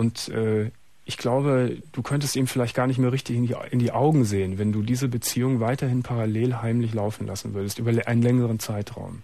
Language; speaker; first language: German; native; German